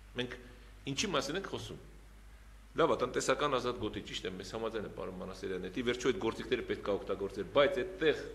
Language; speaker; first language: Armenian; native; Armenian